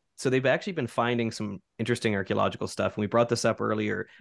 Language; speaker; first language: English; native; English